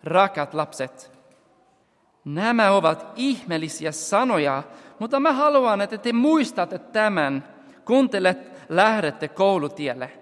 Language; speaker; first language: Finnish; non-native, fluent; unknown